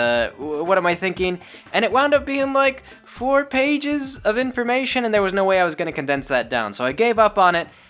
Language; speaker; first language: English; native; English